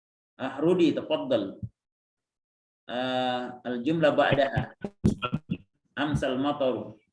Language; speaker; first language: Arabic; non-native, fluent; Indonesian